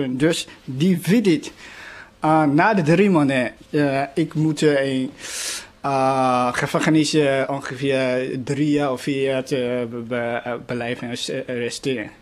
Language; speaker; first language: Dutch; non-native, learner; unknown